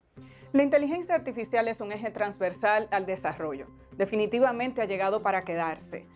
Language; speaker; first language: Spanish; native; Spanish